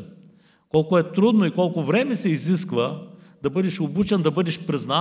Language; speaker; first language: Bulgarian; native; Bulgarian